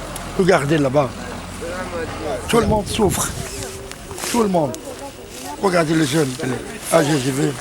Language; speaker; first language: French; non-native, local second language; Arabic